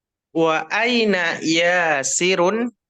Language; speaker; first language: Arabic; non-native, fluent; Indonesian